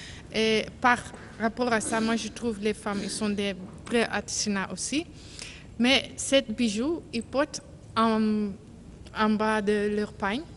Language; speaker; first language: French; non-native, learner; Dutch